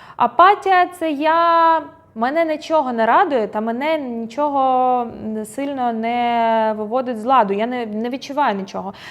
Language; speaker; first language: Ukrainian; non-native, local second language; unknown